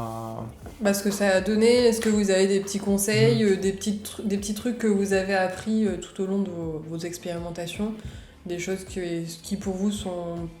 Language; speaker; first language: French; native; French